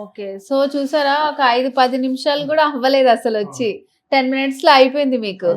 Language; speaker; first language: Telugu; native; Telugu